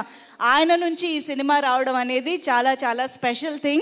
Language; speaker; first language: Telugu; native; Telugu